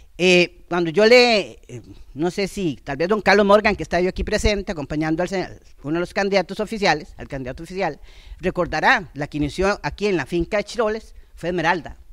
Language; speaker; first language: Spanish; native; Spanish